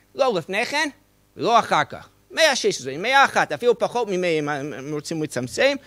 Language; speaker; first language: Hebrew; non-native, fluent; English